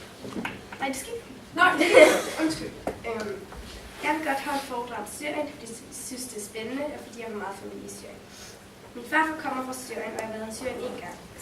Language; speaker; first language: Danish; early bilingual, heritage; Danish